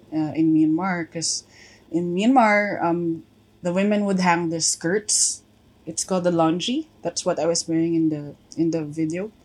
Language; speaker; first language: English; non-native, local second language; Filipino